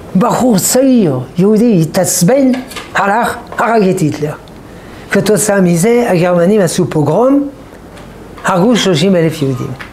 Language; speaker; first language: Hebrew; non-native, fluent; French